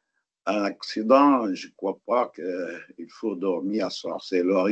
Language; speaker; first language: French; non-native, fluent; Arabic